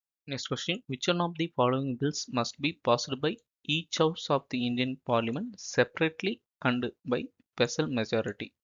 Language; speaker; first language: English; non-native, local second language; Tamil